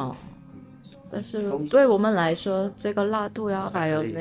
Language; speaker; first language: Chinese; non-native, fluent; Korean